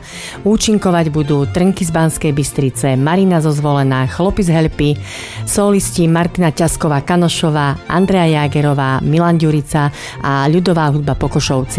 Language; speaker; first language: Slovak; native; Slovak